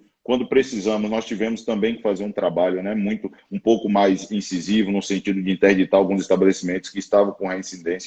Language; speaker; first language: Portuguese; native; Portuguese